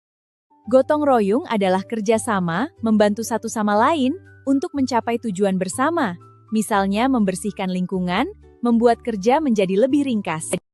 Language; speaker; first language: Indonesian; native; Indonesian